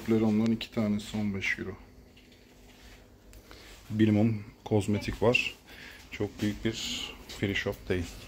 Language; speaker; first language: Turkish; native; Turkish